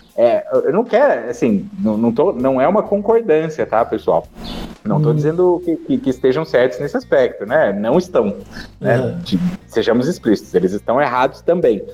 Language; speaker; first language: Portuguese; native; Portuguese